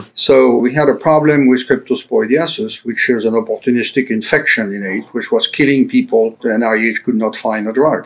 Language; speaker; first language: English; non-native, fluent; French